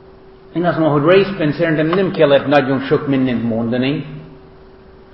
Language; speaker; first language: Hungarian; non-native, fluent; English